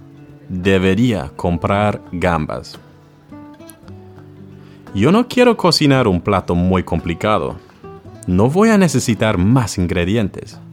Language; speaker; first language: Spanish; non-native, learner; English